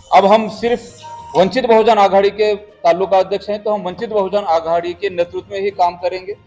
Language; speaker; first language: Hindi; non-native, local second language; Marathi